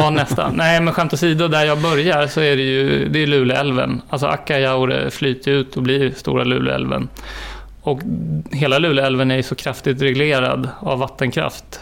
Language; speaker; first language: Swedish; native; Swedish